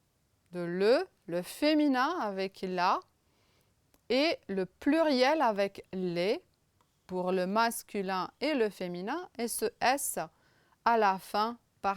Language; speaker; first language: French; non-native, fluent; Romanian